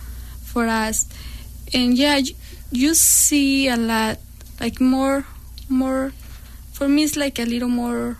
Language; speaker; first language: English; non-native, learner; Spanish